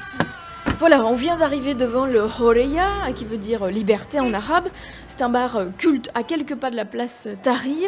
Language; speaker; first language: French; native; French